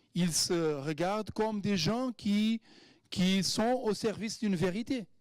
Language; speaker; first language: French; non-native, fluent; Portuguese